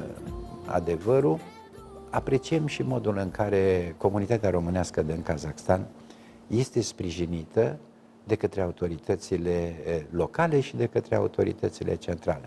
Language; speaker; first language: Romanian; native; Romanian